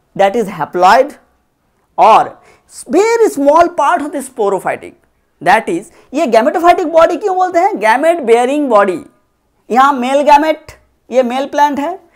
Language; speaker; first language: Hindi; non-native, local second language; Bangla